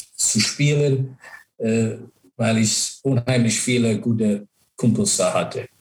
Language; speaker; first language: German; non-native, fluent; English